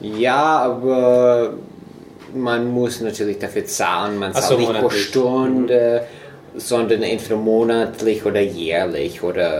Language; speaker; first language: German; non-native, fluent; English